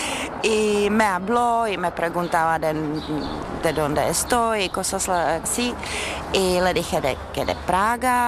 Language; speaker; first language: Spanish; non-native, learner; Czech